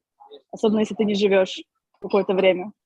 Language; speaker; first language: Russian; native; Russian